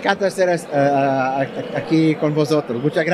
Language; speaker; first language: Spanish; non-native, learner; Italian